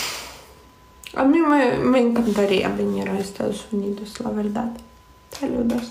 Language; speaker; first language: Spanish; non-native, fluent; Russian